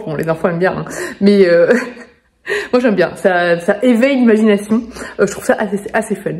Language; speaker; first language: French; native; French